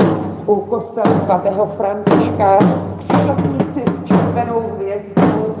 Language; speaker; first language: Czech; native; Czech